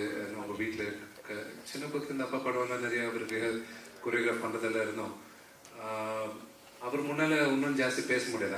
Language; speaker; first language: Tamil; non-native, local second language; Malayalam